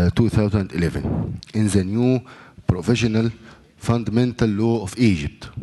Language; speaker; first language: English; non-native, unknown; Arabic